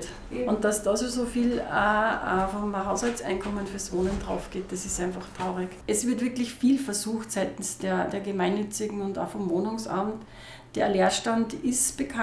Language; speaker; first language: German; native; German